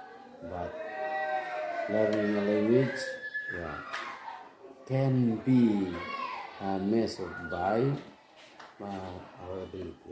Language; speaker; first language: English; non-native, fluent; Indonesian